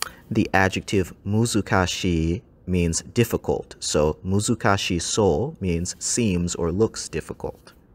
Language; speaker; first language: English; native; English